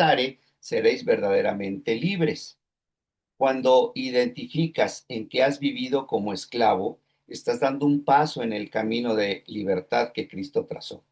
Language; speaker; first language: Spanish; native; Spanish